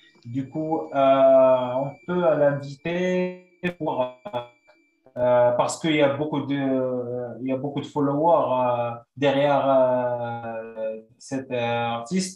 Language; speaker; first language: French; non-native, local second language; Arabic